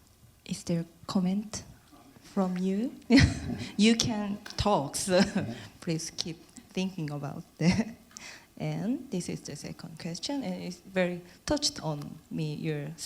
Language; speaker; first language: English; non-native, learner; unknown